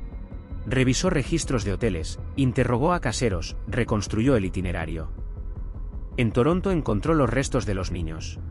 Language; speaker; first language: Spanish; native; Spanish